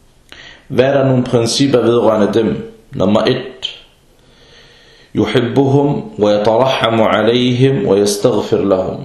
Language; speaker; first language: Danish; early bilingual, other home language; Arabic